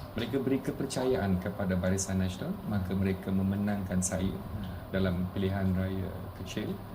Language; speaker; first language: Malay; non-native, local second language; Tamil